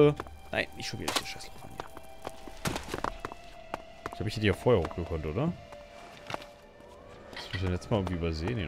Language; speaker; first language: German; native; German